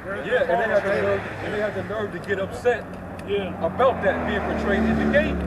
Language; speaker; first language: English; native; English